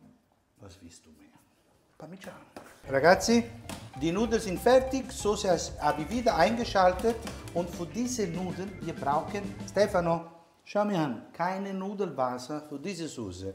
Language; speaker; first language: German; non-native, learner; Italian